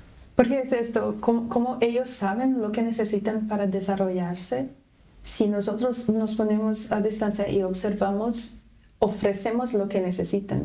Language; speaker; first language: Spanish; non-native, fluent; Portuguese